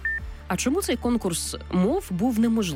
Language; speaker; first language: Ukrainian; native; Ukrainian